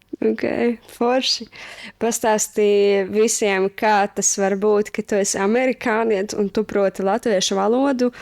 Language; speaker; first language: Latvian; native; Latvian